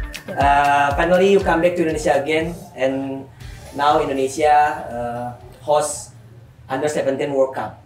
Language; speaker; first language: English; non-native, learner; Indonesian